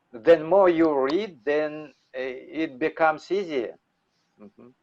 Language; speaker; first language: English; non-native, learner; Russian